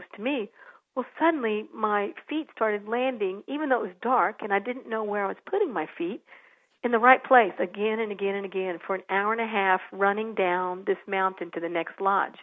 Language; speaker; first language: English; native; English